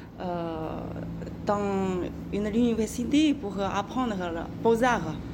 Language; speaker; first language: French; non-native, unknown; Chinese